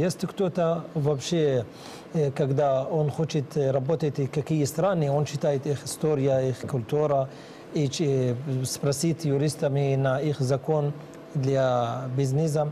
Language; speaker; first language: Russian; non-native, learner; Arabic